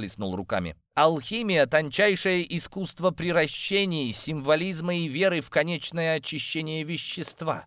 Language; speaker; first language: Russian; native; Russian